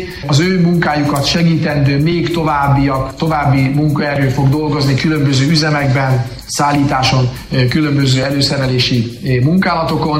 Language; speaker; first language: Hungarian; native; Hungarian